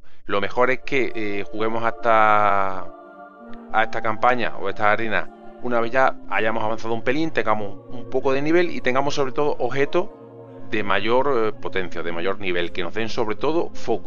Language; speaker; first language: Spanish; native; Spanish